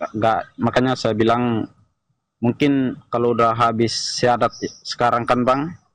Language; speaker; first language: Indonesian; native; Indonesian